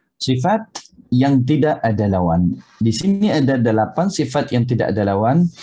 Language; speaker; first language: Malay; non-native, fluent; Arabic